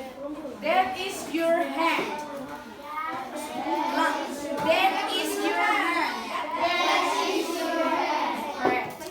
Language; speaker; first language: English; non-native, learner; Indonesian